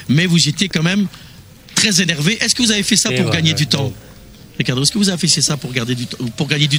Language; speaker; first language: French; native; French